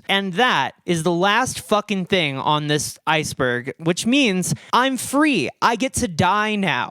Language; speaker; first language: English; native; English